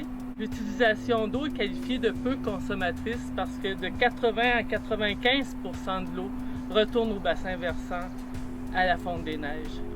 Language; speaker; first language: French; native; French